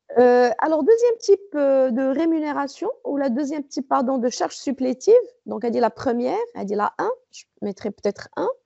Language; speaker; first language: French; non-native, local second language; Arabic